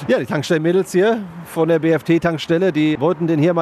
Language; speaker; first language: German; native; German